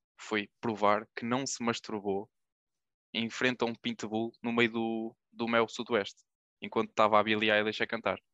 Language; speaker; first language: Portuguese; native; Portuguese